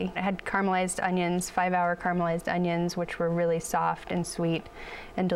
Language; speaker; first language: English; native; English